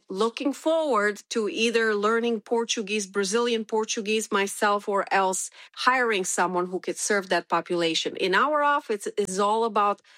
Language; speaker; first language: English; non-native, fluent; Romanian